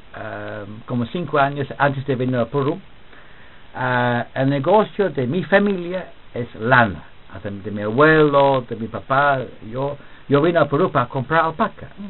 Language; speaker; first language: Spanish; non-native, fluent; English